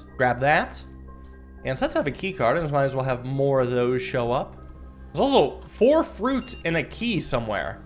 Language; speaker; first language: English; native; English